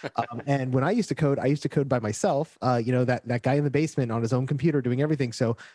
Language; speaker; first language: English; native; English